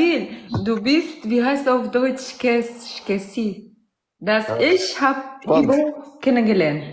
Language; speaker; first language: German; non-native, learner; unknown